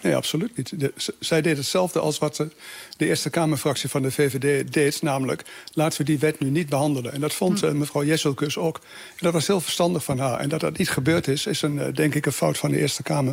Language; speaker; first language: Dutch; native; Dutch